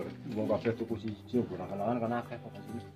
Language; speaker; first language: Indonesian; non-native, local second language; Javanese